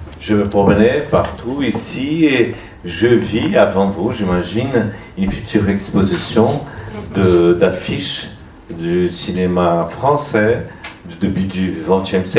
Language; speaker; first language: French; non-native, learner; Portuguese